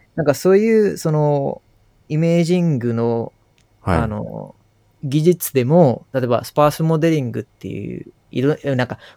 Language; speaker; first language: Japanese; non-native, fluent; Sinhala